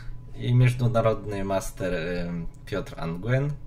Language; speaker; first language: Russian; non-native, learner; Polish